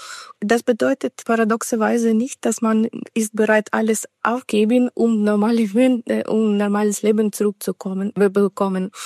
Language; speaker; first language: German; non-native, fluent; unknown